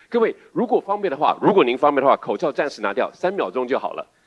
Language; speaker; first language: Chinese; native; Chinese